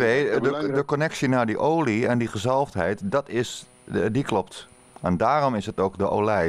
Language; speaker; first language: Dutch; native; Dutch